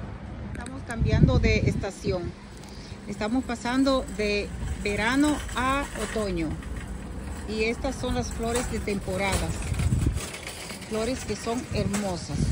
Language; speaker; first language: Spanish; native; Spanish